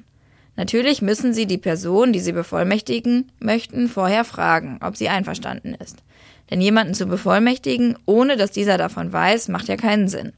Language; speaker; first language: German; native; German